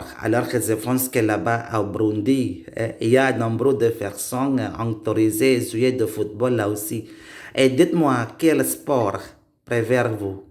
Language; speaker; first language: French; non-native, learner; Indonesian